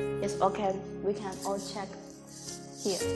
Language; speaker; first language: English; non-native, learner; Chinese